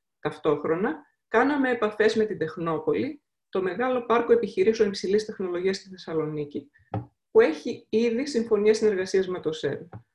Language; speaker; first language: Greek; native; Greek